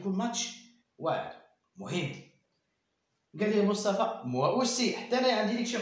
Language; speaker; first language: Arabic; native; Arabic